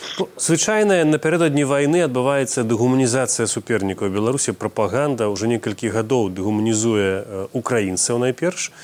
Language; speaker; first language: Belarusian; native; Belarusian